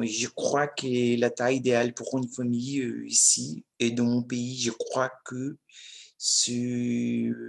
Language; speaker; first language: French; non-native, learner; Portuguese